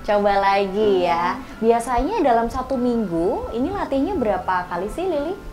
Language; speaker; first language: Indonesian; native; Indonesian